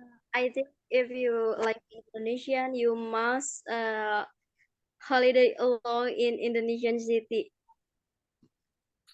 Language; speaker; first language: English; non-native, learner; Indonesian